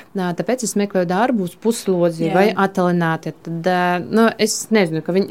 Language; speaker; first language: Latvian; non-native, local second language; Russian